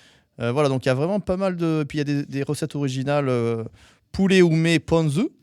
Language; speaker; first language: French; native; French